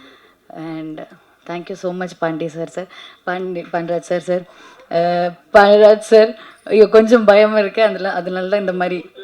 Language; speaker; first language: Tamil; non-native, learner; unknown